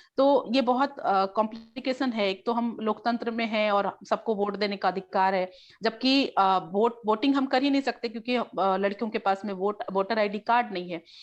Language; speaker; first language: Hindi; native; Hindi